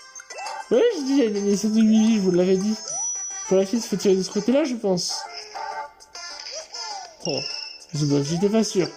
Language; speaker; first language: French; native; French